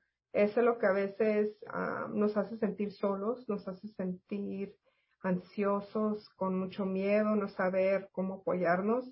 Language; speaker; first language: Spanish; native; Spanish